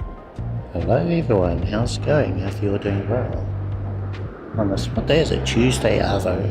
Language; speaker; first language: English; native; English